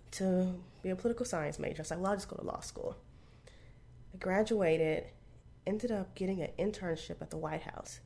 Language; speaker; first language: English; native; English